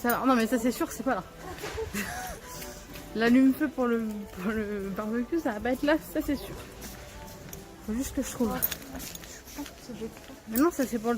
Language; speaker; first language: French; native; French